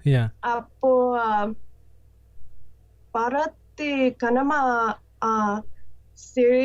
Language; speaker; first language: Tamil; non-native, learner; English